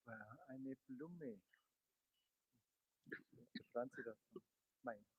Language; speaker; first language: German; native; German